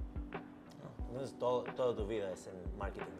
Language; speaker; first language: Spanish; non-native, learner; English